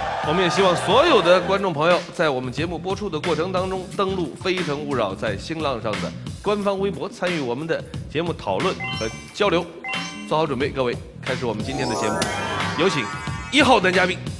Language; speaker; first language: Chinese; native; Chinese